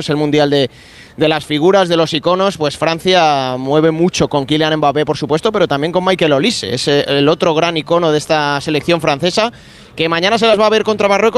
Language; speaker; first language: Spanish; native; Spanish